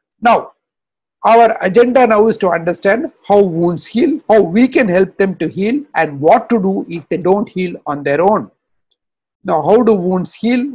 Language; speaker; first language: English; non-native, local second language; Tamil